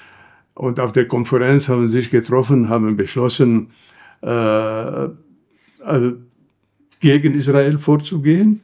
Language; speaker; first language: German; non-native, fluent; Arabic